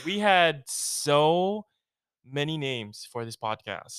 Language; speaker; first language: English; non-native, local second language; Filipino